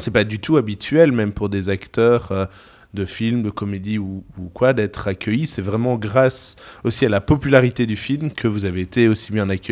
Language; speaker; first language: French; native; French